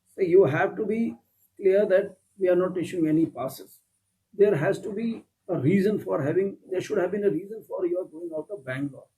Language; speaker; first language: English; non-native, local second language; Kannada